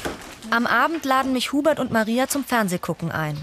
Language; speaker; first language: German; native; German